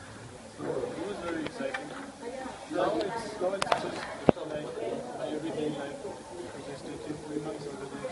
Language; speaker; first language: English; non-native, fluent; German